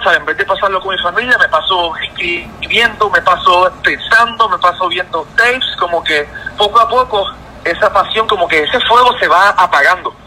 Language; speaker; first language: Spanish; native; Spanish